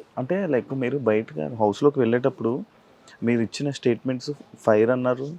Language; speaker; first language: Telugu; native; Telugu